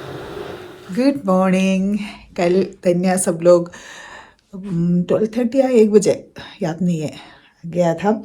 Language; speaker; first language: Hindi; non-native, local second language; Malayalam